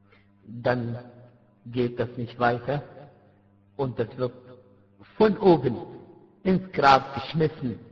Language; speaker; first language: German; non-native, fluent; Arabic